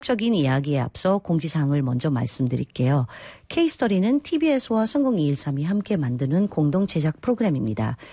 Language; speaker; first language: Korean; non-native, fluent; Filipino